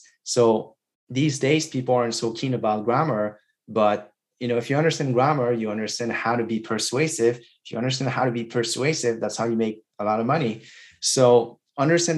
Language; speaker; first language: English; non-native, fluent; French